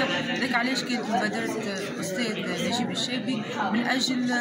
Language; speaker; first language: Arabic; native; Arabic